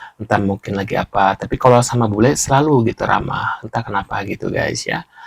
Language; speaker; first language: Indonesian; native; Indonesian